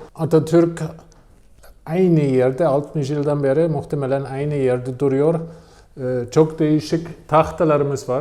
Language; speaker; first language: Turkish; non-native, fluent; German